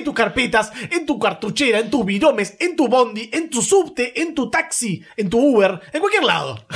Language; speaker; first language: Spanish; native; Spanish